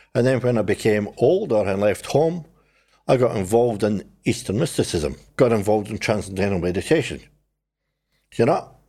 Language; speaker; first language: English; native; English